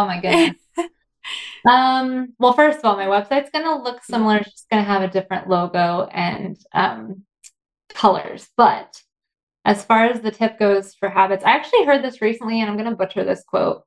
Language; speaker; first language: English; native; English